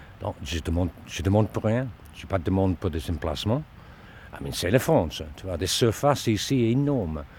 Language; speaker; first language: French; non-native, learner; Dutch